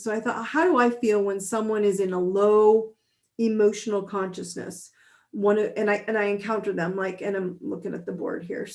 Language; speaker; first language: English; native; English